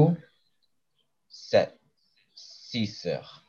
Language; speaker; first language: French; non-native, learner; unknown